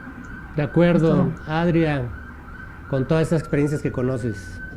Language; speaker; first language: Spanish; native; Spanish